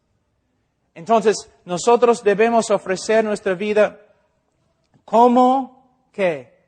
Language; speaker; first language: Spanish; non-native, fluent; English